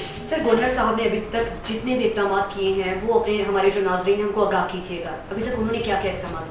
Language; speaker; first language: Urdu; native; Urdu